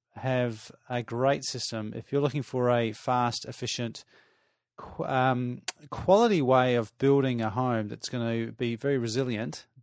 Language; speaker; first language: English; native; English